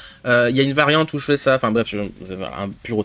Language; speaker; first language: French; native; French